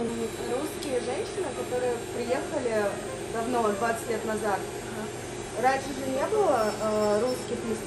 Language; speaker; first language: Russian; native; Russian